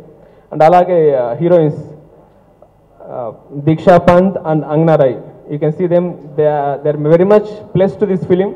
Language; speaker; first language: Telugu; native; Telugu